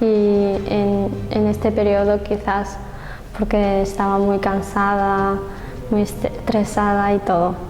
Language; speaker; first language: Spanish; non-native, learner; Chinese